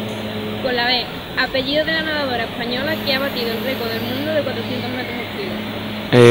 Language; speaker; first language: Spanish; native; Spanish